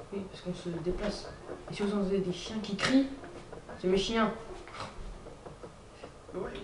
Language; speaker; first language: French; native; French